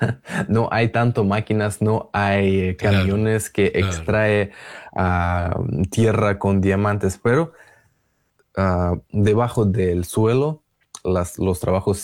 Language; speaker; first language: Spanish; non-native, learner; Russian